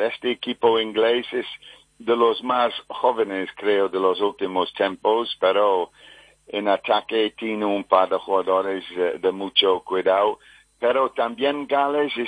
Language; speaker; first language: Spanish; non-native, fluent; English